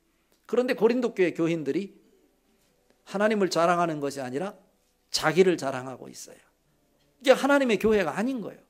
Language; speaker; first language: Korean; native; Korean